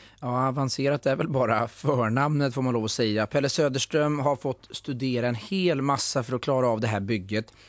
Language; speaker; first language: Swedish; native; Swedish